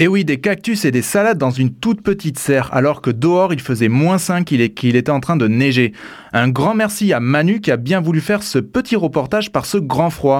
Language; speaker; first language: French; native; French